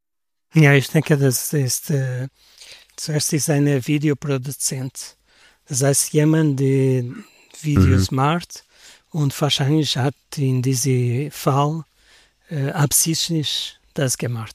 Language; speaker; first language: German; non-native, learner; Portuguese